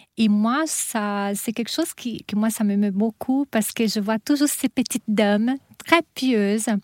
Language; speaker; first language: French; non-native, fluent; Portuguese